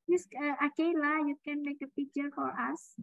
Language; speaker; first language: English; non-native, fluent; Indonesian